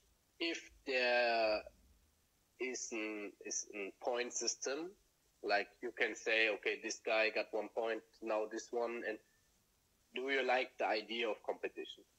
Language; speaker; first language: English; non-native, fluent; German